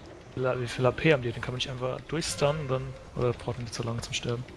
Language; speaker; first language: German; native; German